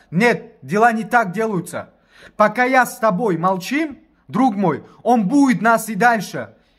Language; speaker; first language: Russian; non-native, local second language; Tajik